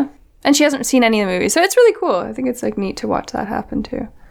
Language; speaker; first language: English; native; English